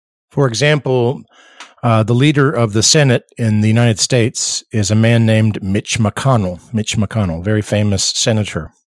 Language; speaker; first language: English; native; English